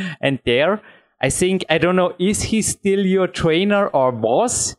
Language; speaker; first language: English; non-native, fluent; German